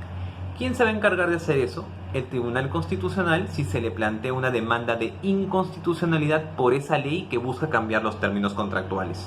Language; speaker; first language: Spanish; native; Spanish